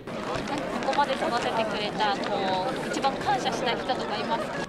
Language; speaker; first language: Japanese; native; Japanese